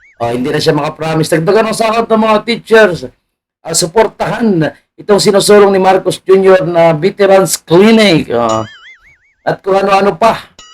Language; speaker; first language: Filipino; native; Filipino